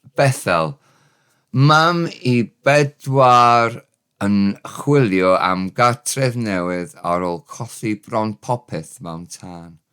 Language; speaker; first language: Welsh; non-native, learner; English